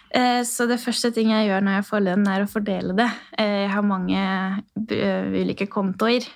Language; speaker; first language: Norwegian; non-native, fluent; Romanian